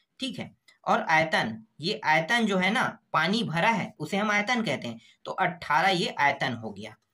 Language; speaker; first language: Hindi; native; Hindi